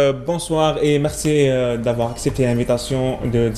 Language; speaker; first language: French; non-native, local second language; Arabic